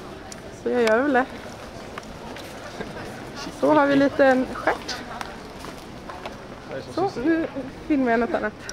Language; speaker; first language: Swedish; native; Swedish